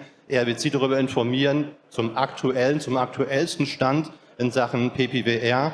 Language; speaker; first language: German; native; German